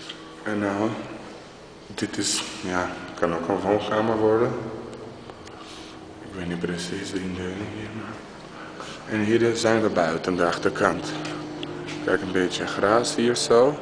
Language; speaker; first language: Dutch; non-native, fluent; Portuguese